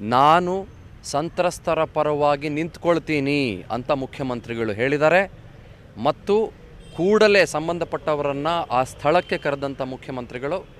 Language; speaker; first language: Kannada; native; Kannada